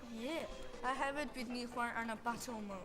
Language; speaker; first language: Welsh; non-native, local second language; English